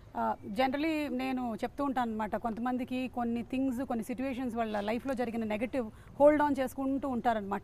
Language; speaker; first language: Telugu; native; Telugu